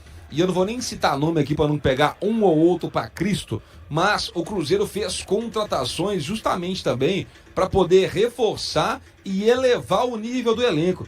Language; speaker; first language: Portuguese; native; Portuguese